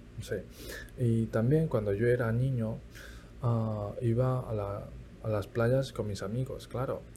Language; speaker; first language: Spanish; early bilingual, other home language; Chinese